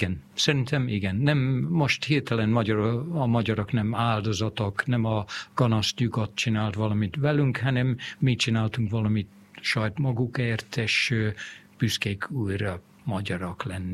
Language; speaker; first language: Hungarian; non-native, fluent; English